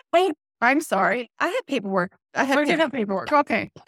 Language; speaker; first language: English; native; English